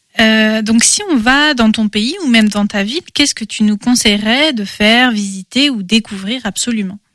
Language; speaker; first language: French; native; French